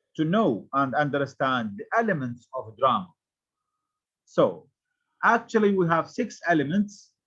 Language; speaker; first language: English; non-native, fluent; Arabic